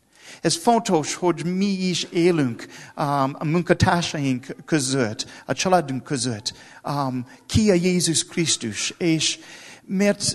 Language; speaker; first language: Hungarian; non-native, learner; English